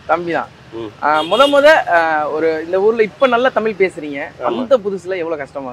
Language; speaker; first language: Tamil; native; Tamil